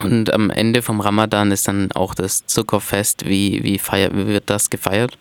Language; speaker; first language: German; native; German